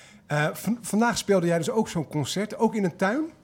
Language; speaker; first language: Dutch; native; Dutch